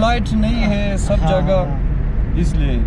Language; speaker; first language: Hindi; non-native, fluent; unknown